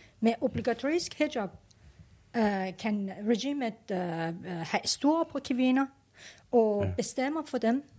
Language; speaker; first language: Danish; non-native, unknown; Persian